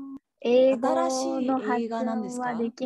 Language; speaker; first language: Japanese; non-native, learner; English